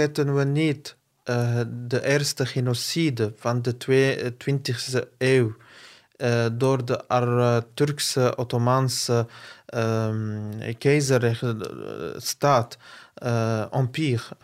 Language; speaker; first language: Dutch; non-native, fluent; Arabic